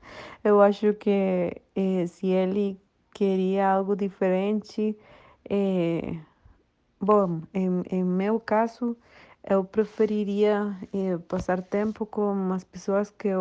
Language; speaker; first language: Portuguese; non-native, learner; Spanish